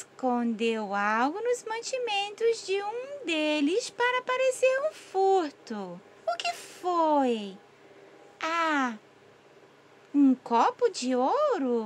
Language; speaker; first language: Portuguese; native; Portuguese